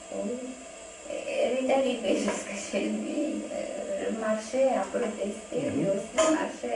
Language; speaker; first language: French; non-native, fluent; Romanian